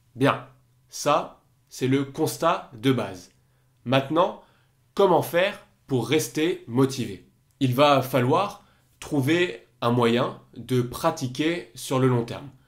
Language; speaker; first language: French; native; French